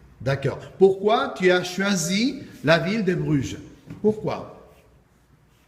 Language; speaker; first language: French; non-native, fluent; Spanish